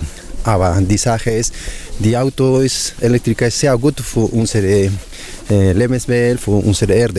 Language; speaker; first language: German; non-native, learner; Spanish